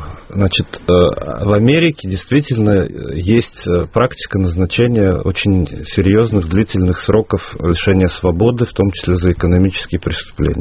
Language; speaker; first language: Russian; native; Russian